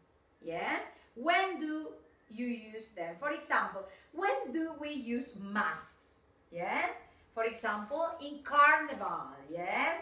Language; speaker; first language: English; non-native, fluent; Spanish